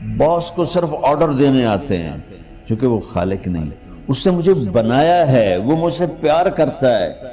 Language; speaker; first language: Urdu; non-native, local second language; Punjabi